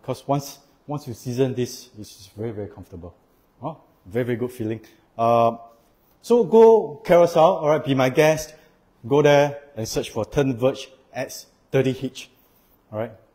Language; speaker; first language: English; non-native, local second language; Chinese